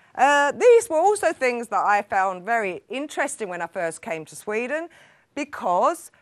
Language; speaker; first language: English; native; English